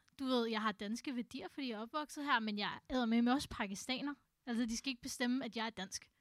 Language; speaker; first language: Danish; early bilingual, other home language; Urdu